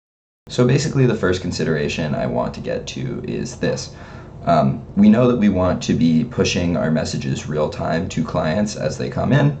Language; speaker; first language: English; native; English